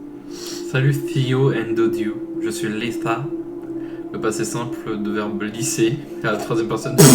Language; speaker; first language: French; native; French